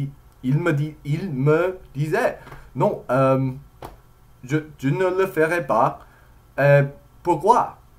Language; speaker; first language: French; non-native, learner; English